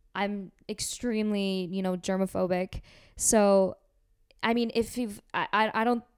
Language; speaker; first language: English; non-native, fluent; Korean